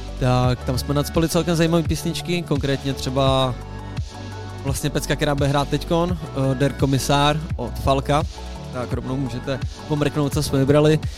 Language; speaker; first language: Czech; native; Czech